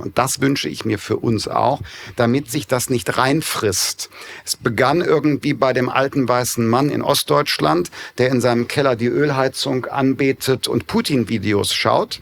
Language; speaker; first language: German; native; German